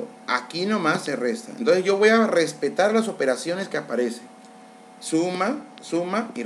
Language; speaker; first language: Spanish; native; Spanish